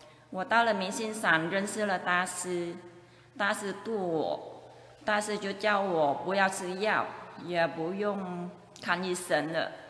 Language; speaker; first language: Chinese; non-native, fluent; Vietnamese